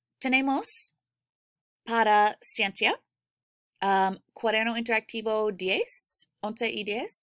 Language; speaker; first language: Spanish; non-native, learner; English